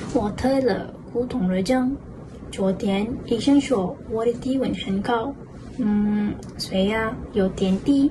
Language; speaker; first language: Chinese; non-native, learner; Malay